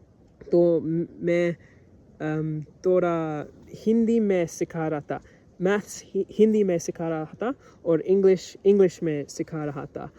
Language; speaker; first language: Hindi; non-native, learner; English